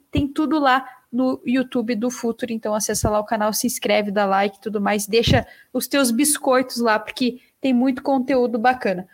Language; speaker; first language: Portuguese; native; Portuguese